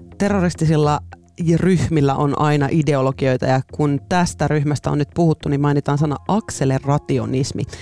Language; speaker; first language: Finnish; native; Finnish